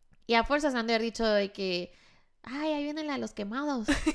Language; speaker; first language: Spanish; early bilingual, heritage; Spanish